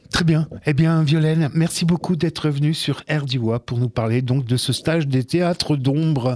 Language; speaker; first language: French; native; French